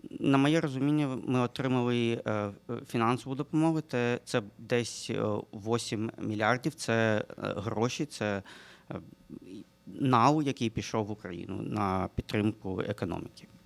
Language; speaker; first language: Ukrainian; non-native, local second language; Russian